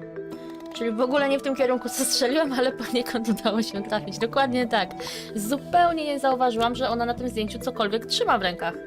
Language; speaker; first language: Polish; native; Polish